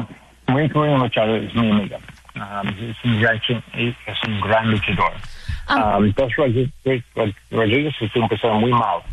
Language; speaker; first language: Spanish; non-native, learner; English